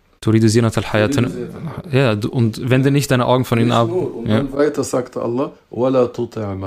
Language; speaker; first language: German; early bilingual, other home language; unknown